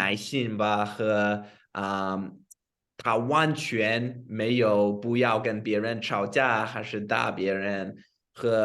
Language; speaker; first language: Chinese; non-native, fluent; English